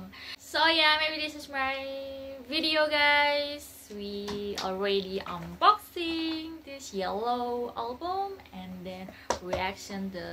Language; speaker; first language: English; non-native, learner; Indonesian